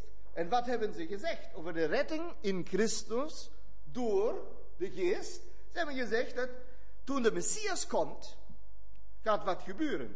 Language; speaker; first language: Dutch; non-native, fluent; German